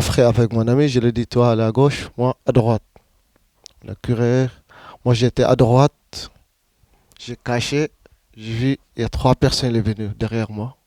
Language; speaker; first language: French; non-native, learner; Arabic